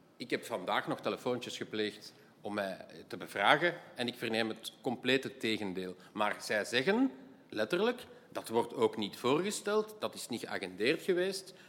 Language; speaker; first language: Dutch; native; Dutch